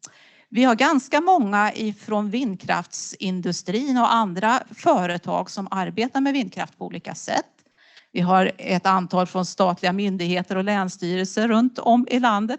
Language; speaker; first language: Swedish; native; Swedish